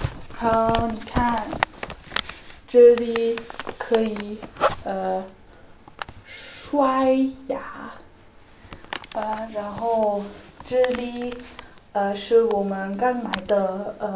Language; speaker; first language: Chinese; non-native, fluent; Dutch